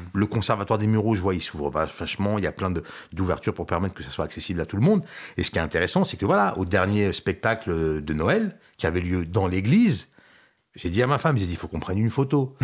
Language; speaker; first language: French; early bilingual, other home language; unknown